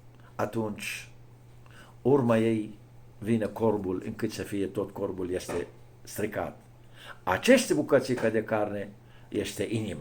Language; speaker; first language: Romanian; non-native, fluent; Arabic